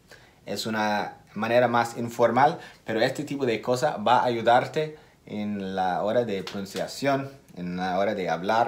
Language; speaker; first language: Spanish; non-native, fluent; English